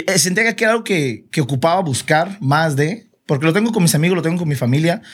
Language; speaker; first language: Spanish; early bilingual, other home language; English